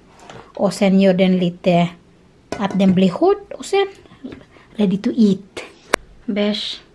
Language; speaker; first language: Swedish; non-native, learner; Cebuano